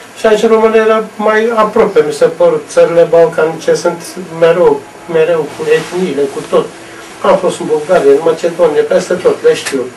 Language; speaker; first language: Romanian; non-native, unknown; Turkish